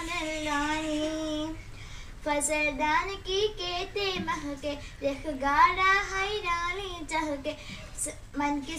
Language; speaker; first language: Hindi; non-native, local second language; Malayalam